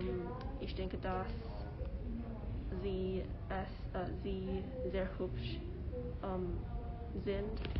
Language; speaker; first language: German; non-native, learner; English